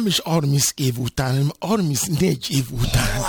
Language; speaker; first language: Hungarian; non-native, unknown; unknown